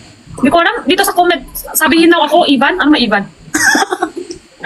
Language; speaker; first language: Filipino; non-native, learner; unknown